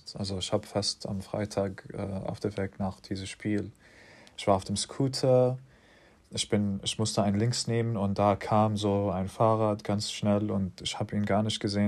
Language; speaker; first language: German; non-native, fluent; English